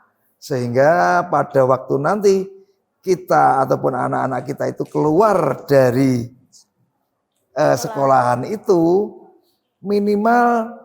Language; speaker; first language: Indonesian; native; Indonesian